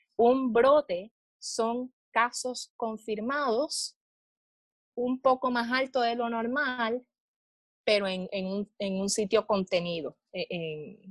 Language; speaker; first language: Spanish; native; Spanish